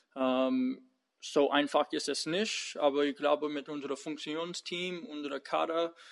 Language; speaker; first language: German; non-native, learner; English